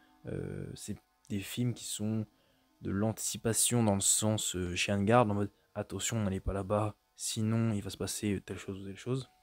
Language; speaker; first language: French; native; French